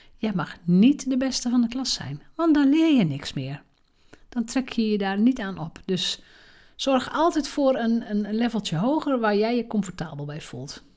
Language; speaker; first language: Dutch; native; Dutch